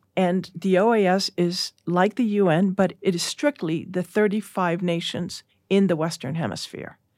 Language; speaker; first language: English; early bilingual, other home language; Spanish